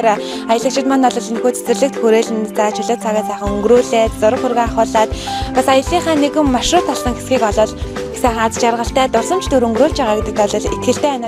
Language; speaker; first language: Mongolian; native; Mongolian